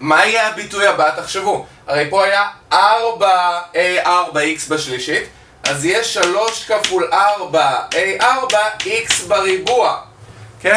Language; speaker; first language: Hebrew; native; Hebrew